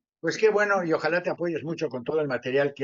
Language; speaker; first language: Spanish; native; Spanish